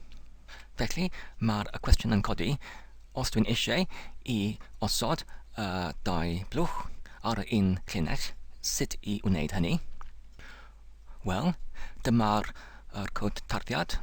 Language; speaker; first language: Welsh; non-native, fluent; English